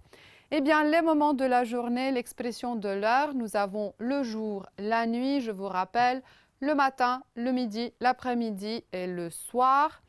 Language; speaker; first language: French; non-native, fluent; Romanian